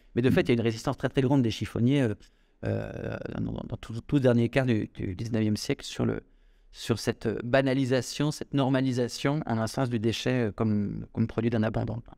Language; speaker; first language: French; native; French